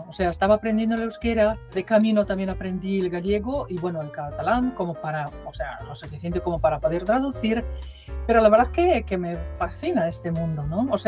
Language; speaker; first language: Spanish; non-native, fluent; Slovenian